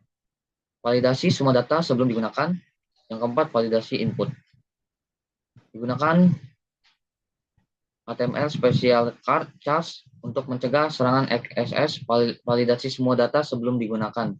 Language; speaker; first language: Indonesian; native; Indonesian